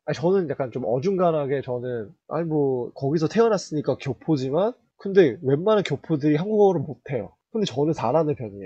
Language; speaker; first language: Korean; early bilingual, heritage; Korean